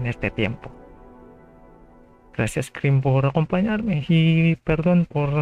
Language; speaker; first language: Spanish; non-native, fluent; Filipino